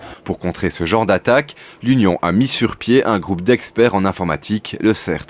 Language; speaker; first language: French; native; French